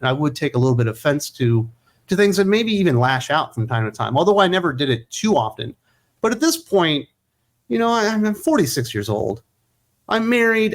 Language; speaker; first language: English; native; English